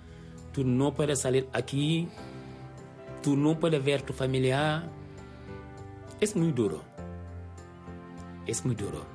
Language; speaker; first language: Spanish; non-native, learner; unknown